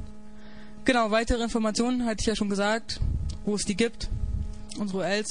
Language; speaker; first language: German; native; German